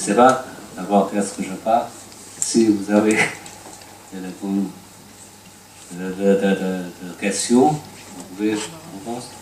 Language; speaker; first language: French; non-native, learner; Chinese